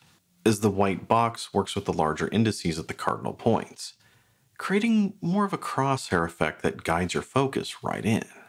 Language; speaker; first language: English; native; English